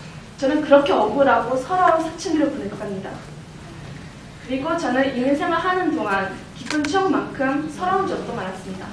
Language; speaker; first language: Korean; early bilingual, heritage; Korean